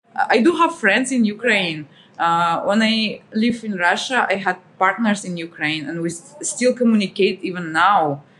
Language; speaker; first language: English; non-native, fluent; Russian